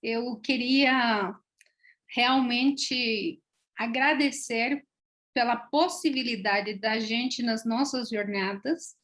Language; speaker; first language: Portuguese; non-native, fluent; Spanish